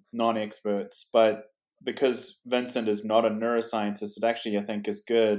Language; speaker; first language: English; native; English